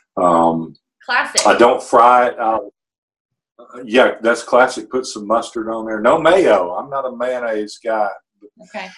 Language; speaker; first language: English; native; English